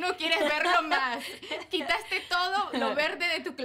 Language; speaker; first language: Spanish; native; Spanish